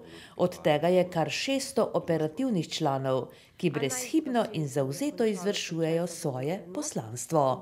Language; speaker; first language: Slovenian; native; Slovenian